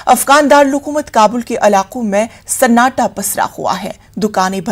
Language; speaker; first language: Hindi; native; Hindi